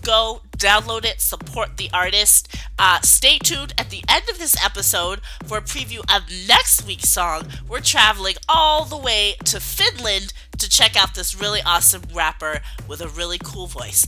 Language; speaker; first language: English; native; English